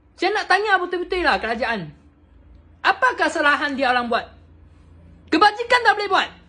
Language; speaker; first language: Malay; non-native, local second language; Chinese